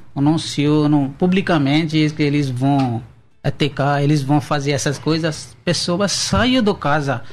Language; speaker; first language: Portuguese; non-native, learner; Urdu